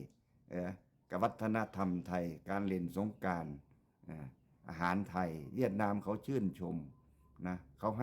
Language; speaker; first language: Thai; non-native, local second language; Lao